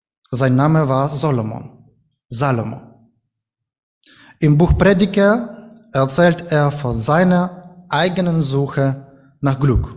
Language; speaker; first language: German; non-native, learner; Ukrainian